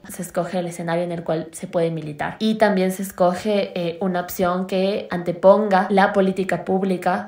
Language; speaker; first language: Spanish; native; Spanish